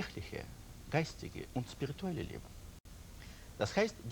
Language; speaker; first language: German; non-native, learner; Russian